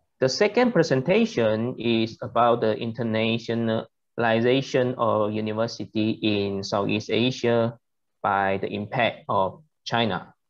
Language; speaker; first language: English; non-native, learner; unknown